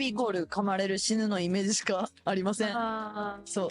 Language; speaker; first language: Japanese; native; Japanese